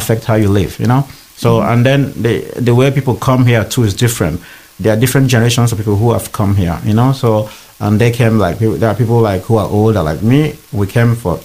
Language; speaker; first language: English; non-native, local second language; Igbo